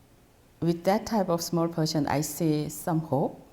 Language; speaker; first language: English; non-native, fluent; Korean